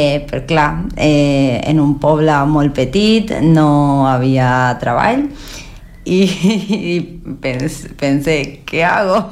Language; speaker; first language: Catalan; non-native, learner; Spanish